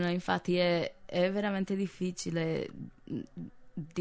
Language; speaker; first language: Italian; non-native, fluent; English